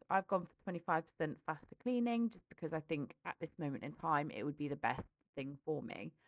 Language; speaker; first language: English; native; English